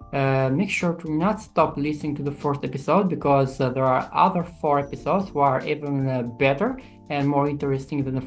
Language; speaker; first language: English; non-native, fluent; Albanian